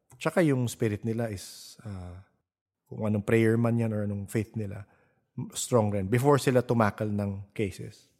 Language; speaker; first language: Filipino; native; Filipino